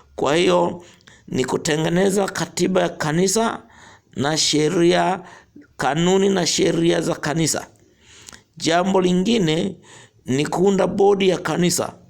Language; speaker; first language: Swahili; non-native, local second language; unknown